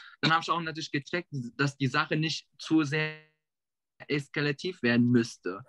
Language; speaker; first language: German; early bilingual, other home language; Turkish